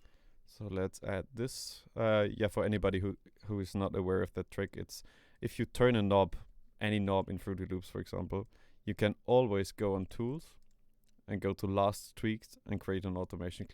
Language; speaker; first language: English; non-native, fluent; German